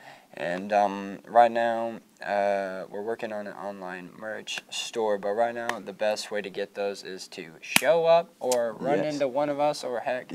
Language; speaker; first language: English; native; English